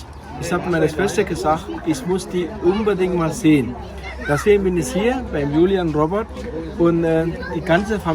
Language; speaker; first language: German; non-native, fluent; Tamil